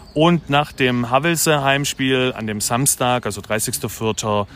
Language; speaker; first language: German; native; German